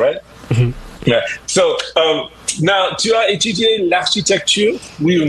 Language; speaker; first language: French; non-native, fluent; English